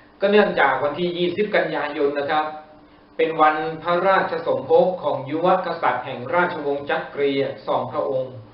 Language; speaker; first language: Thai; native; Thai